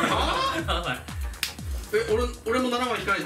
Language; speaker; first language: Japanese; native; Japanese